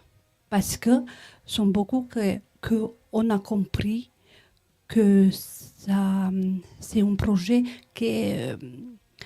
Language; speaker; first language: French; non-native, learner; Romanian